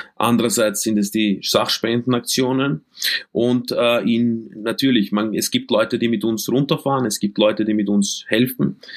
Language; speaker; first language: German; early bilingual, other home language; Croatian